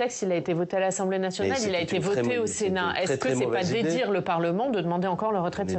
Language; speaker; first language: French; native; French